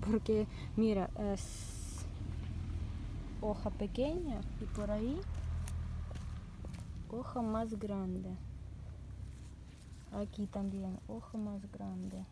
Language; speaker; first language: Spanish; non-native, learner; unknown